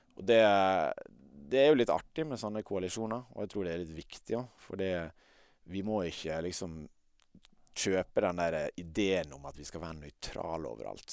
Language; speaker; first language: Norwegian; native; Norwegian